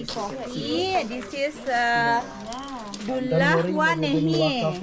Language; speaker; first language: English; non-native, learner; Balinese